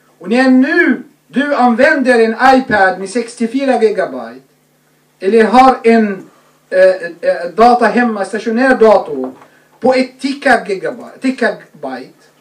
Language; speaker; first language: Swedish; non-native, fluent; Arabic